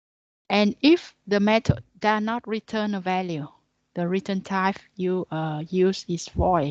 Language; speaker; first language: English; non-native, learner; Vietnamese